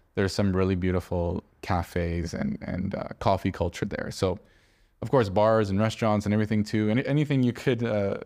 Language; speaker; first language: English; native; English